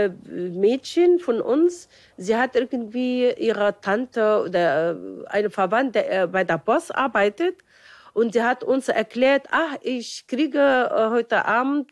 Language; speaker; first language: German; non-native, fluent; Arabic